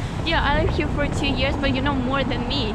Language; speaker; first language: English; non-native, learner; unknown